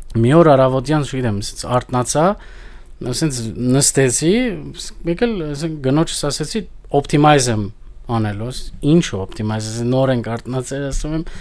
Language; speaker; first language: Armenian; early bilingual, heritage; Armenian